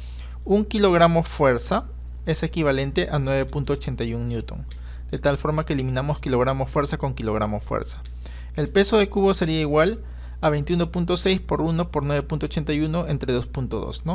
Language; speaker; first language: Spanish; native; Spanish